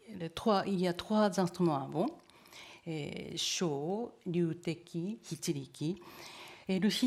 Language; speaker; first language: French; non-native, learner; Japanese